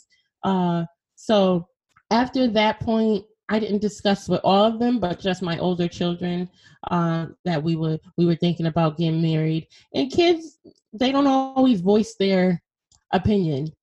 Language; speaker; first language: English; native; English